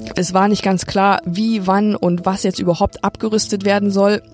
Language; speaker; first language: German; native; German